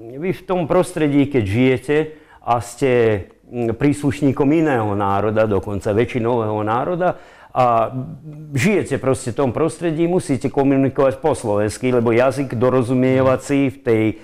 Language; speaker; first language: Slovak; native; Slovak